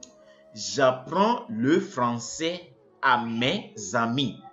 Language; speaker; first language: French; non-native, fluent; English